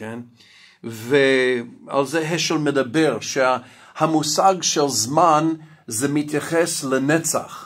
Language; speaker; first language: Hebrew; non-native, fluent; English